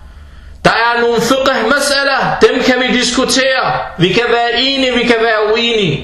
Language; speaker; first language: Danish; non-native, fluent; Arabic